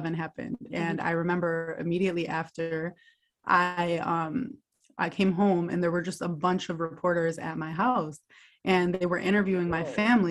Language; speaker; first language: English; native; English